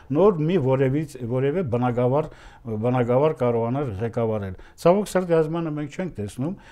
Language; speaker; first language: Armenian; native; Armenian